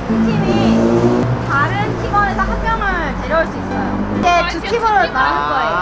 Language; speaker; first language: Korean; non-native, fluent; Arabic